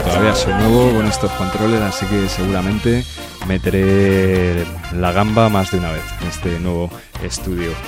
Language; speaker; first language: Spanish; native; Spanish